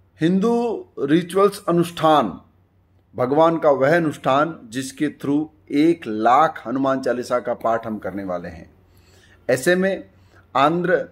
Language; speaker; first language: Hindi; native; Hindi